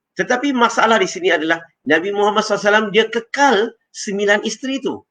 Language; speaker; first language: Malay; non-native, local second language; Chinese